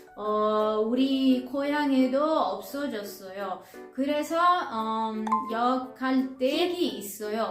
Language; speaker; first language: Korean; non-native, fluent; Italian